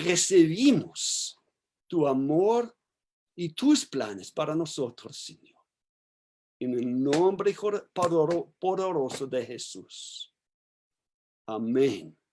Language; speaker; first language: Spanish; non-native, learner; English